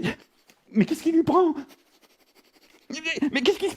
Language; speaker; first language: French; native; French